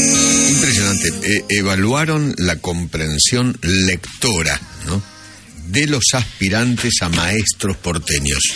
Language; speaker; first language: Spanish; native; Spanish